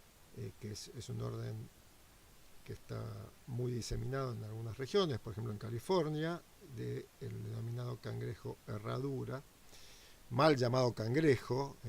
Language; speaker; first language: Spanish; native; Spanish